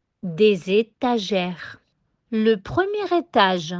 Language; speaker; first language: French; non-native, fluent; Spanish